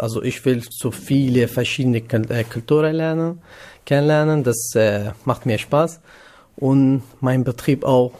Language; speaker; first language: German; non-native, learner; Kurdish